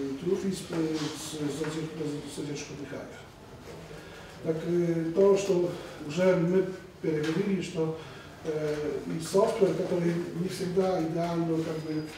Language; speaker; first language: Russian; non-native, fluent; Polish